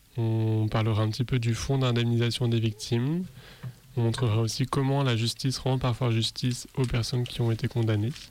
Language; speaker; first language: French; native; French